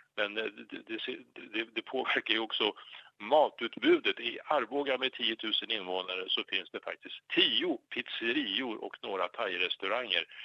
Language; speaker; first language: Swedish; native; Swedish